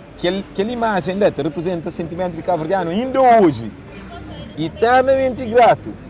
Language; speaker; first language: Portuguese; non-native, local second language; Kabuverdianu